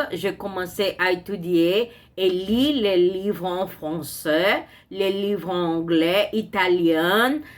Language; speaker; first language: French; non-native, learner; Portuguese